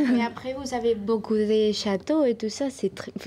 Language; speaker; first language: French; non-native, learner; Spanish